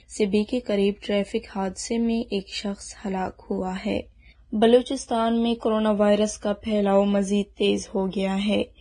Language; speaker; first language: Urdu; non-native, local second language; Baluchi